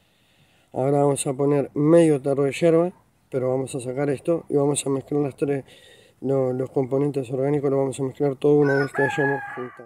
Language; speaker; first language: Spanish; native; Spanish